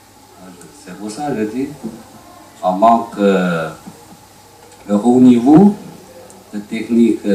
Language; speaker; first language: French; non-native, learner; Chinese